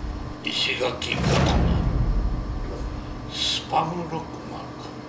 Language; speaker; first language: Japanese; native; Japanese